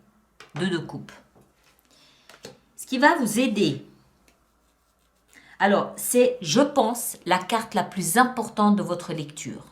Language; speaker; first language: French; native; French